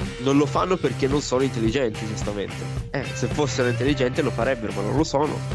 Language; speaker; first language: Italian; native; Italian